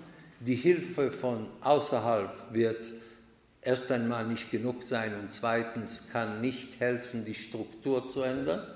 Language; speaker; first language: German; non-native, fluent; Hebrew